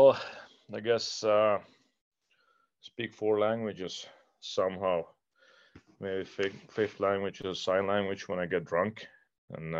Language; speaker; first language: English; non-native, fluent; Finnish